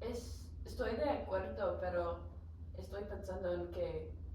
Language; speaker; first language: Spanish; non-native, learner; English